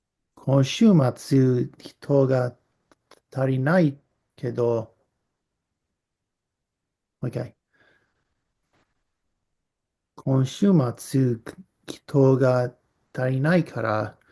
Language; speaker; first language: Japanese; non-native, learner; English